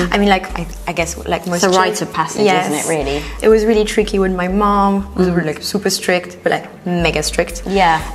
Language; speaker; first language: English; non-native, fluent; French